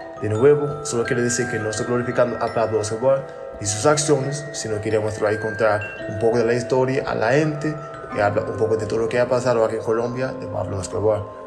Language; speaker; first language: Spanish; non-native, fluent; English